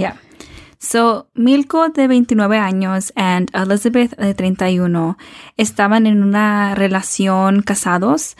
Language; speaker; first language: Spanish; early bilingual, heritage; Spanish